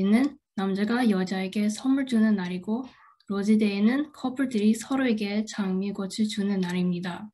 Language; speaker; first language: Korean; non-native, fluent; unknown